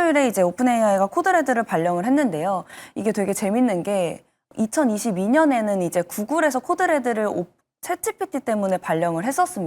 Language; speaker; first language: Korean; native; Korean